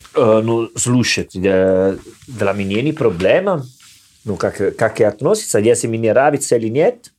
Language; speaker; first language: Russian; non-native, learner; Italian